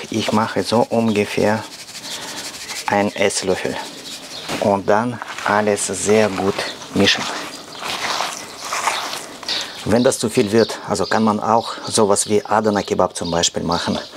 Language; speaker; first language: German; non-native, learner; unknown